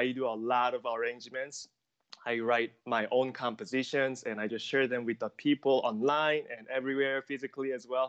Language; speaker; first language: English; non-native, fluent; Korean